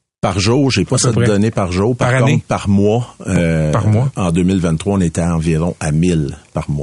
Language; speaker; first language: French; native; French